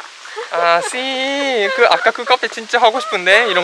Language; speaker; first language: Korean; non-native, fluent; Japanese